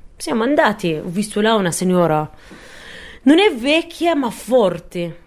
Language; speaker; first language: Italian; non-native, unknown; Arabic